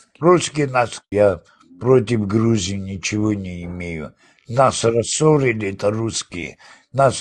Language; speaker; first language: Russian; non-native, local second language; Abkhazian